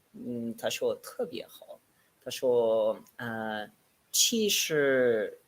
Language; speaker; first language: Chinese; non-native, learner; English